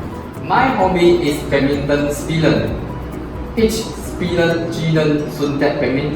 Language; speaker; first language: German; non-native, learner; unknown